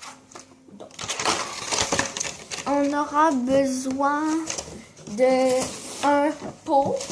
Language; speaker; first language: French; native; French